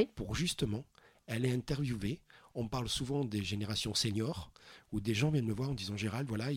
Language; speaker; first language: French; native; French